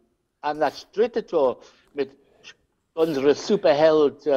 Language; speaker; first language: German; non-native, learner; English